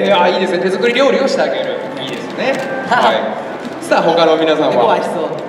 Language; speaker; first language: Japanese; native; Japanese